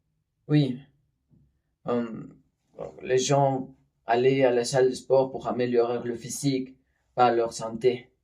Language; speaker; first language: French; non-native, learner; Spanish